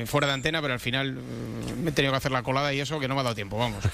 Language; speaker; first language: Spanish; native; Spanish